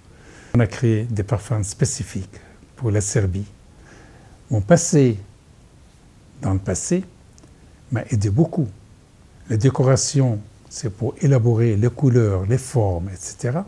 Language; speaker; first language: French; non-native, fluent; Arabic